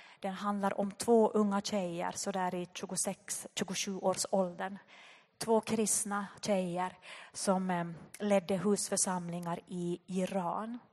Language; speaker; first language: Swedish; native; Swedish